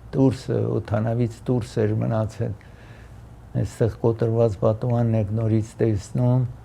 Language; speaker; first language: Armenian; early bilingual, heritage; Armenian